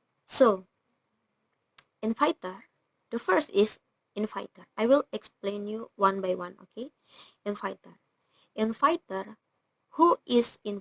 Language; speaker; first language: English; non-native, learner; Indonesian